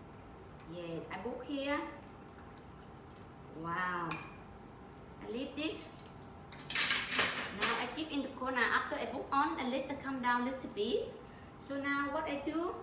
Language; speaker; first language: English; non-native, learner; Vietnamese